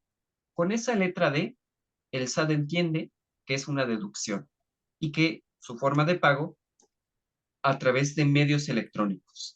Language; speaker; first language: Spanish; native; Spanish